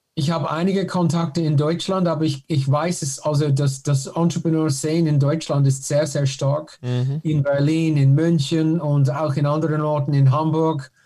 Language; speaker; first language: German; non-native, fluent; English